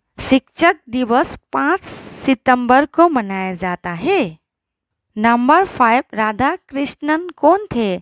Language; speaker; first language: Hindi; non-native, local second language; Assamese